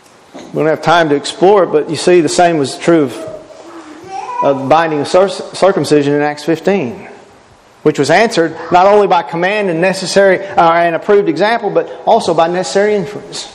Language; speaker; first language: English; native; English